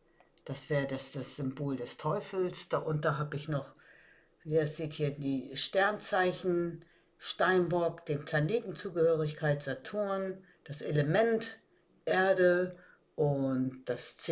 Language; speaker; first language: German; native; German